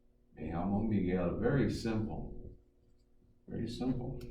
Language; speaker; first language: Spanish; non-native, fluent; English